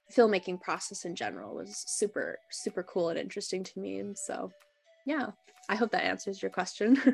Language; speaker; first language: English; native; English